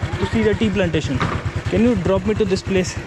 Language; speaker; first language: English; non-native, local second language; Hindi